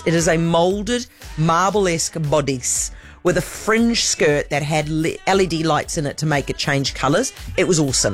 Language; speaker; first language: English; native; English